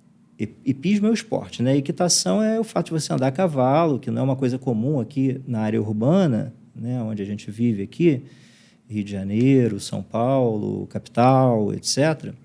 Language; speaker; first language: Portuguese; native; Portuguese